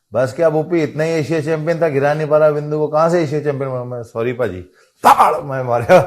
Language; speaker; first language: Hindi; non-native, local second language; Punjabi